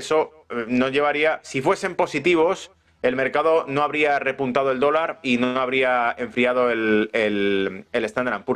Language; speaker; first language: Spanish; native; Spanish